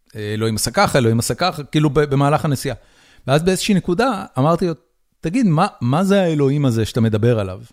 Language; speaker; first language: Hebrew; native; Hebrew